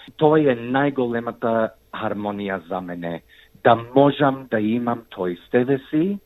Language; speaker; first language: Macedonian; early bilingual, heritage; Macedonian